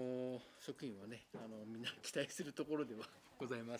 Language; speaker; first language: Japanese; native; Japanese